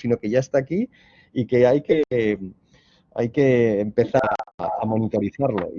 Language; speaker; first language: Spanish; native; Spanish